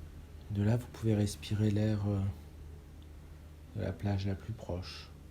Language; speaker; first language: French; native; French